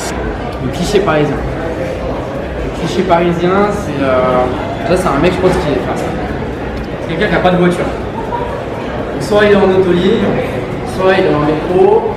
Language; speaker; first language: French; native; French